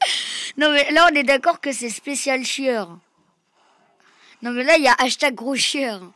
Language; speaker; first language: French; native; French